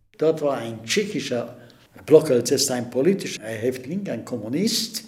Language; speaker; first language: German; early bilingual, heritage; Czech